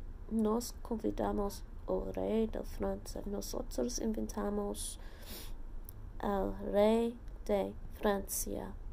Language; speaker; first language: Spanish; non-native, learner; English